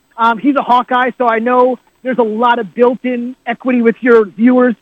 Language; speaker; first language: English; native; English